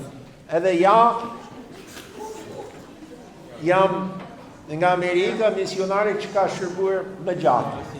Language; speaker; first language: Albanian; non-native, fluent; English